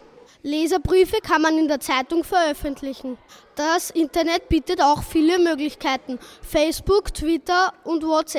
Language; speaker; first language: German; native; German